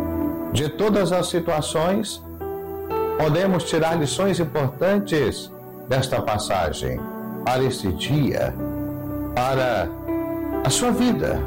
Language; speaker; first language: Portuguese; native; Portuguese